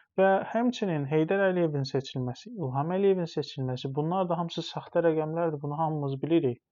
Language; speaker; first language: Azerbaijani; non-native, local second language; Talysh